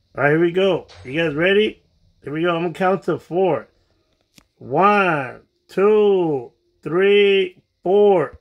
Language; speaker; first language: English; early bilingual, other home language; Spanish